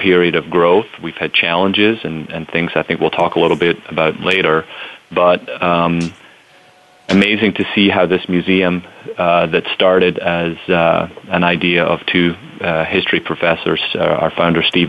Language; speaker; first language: English; native; English